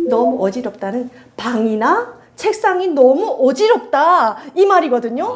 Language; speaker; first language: Korean; native; Korean